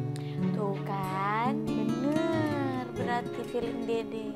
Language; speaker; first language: Indonesian; native; Indonesian